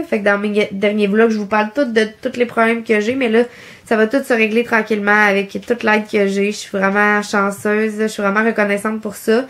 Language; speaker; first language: French; native; French